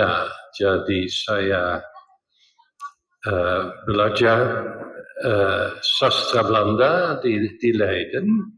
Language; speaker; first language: Indonesian; non-native, fluent; Dutch